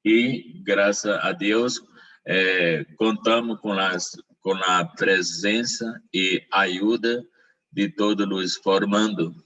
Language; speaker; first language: Portuguese; non-native, learner; Spanish